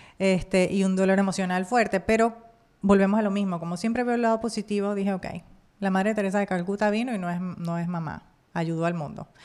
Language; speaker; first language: Spanish; native; Spanish